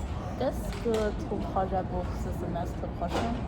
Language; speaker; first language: French; non-native, learner; English